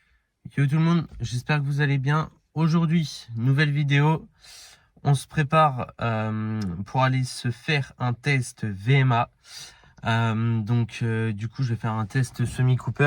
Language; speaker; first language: French; native; French